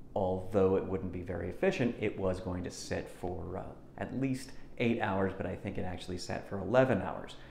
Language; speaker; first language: English; native; English